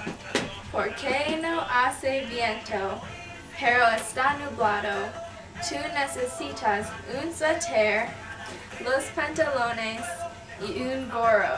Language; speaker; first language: Spanish; non-native, learner; English